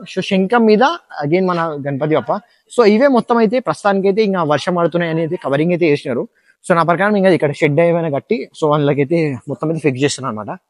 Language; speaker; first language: Telugu; non-native, local second language; Hindi